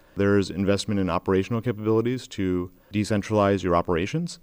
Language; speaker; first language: English; native; English